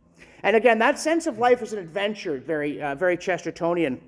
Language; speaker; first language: English; native; English